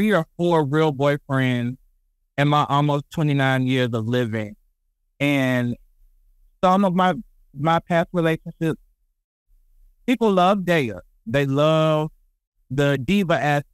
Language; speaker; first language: English; native; English